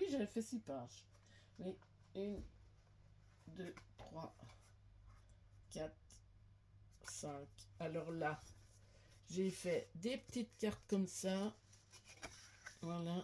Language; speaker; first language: French; native; French